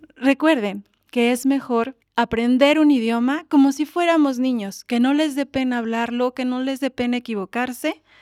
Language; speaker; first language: Spanish; native; Spanish